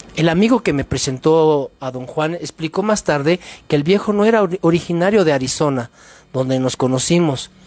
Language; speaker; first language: Spanish; native; Spanish